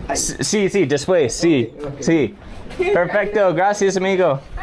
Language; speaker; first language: Spanish; non-native, learner; English